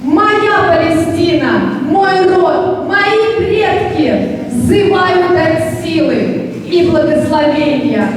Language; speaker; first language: Russian; native; Russian